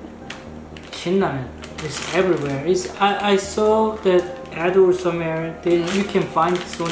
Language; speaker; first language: English; non-native, fluent; Korean